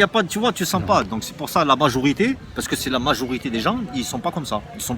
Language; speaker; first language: French; early bilingual, other home language; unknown